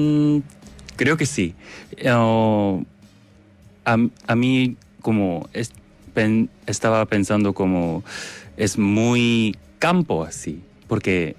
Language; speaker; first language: Spanish; non-native, learner; Korean